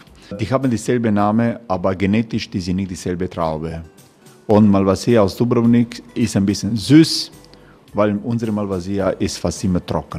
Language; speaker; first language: German; non-native, learner; Croatian